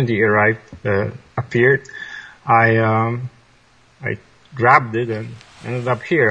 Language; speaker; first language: English; non-native, fluent; Polish